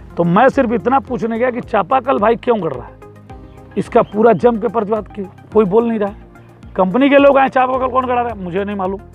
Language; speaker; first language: Hindi; native; Hindi